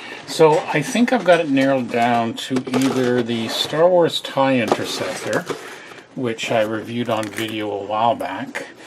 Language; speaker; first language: English; native; English